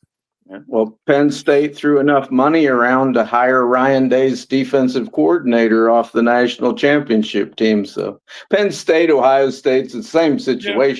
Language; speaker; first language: English; native; English